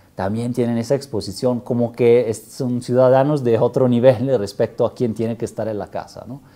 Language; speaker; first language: Spanish; non-native, fluent; Italian